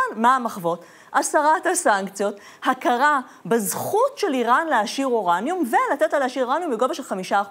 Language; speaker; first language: Hebrew; non-native, fluent; Persian